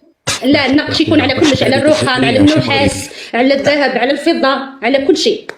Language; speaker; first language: Arabic; native; Arabic